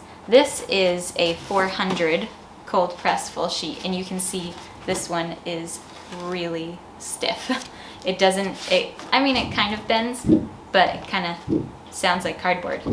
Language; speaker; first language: English; native; English